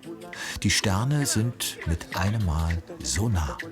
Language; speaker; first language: German; native; German